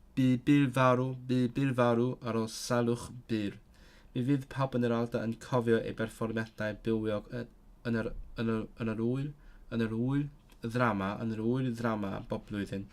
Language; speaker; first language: Welsh; non-native, learner; Cantonese